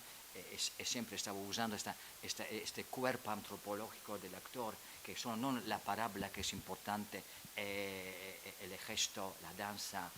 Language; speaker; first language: Spanish; non-native, fluent; Polish